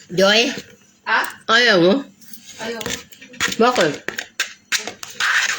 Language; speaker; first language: Filipino; non-native, local second language; Waray